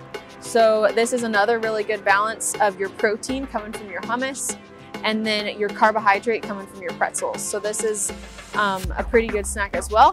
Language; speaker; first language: English; native; English